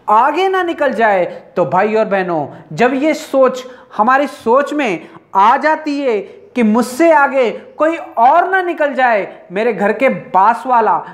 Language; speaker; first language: Hindi; non-native, local second language; Telugu